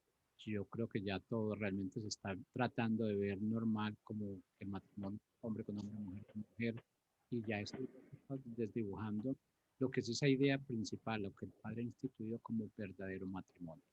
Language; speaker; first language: Spanish; native; Spanish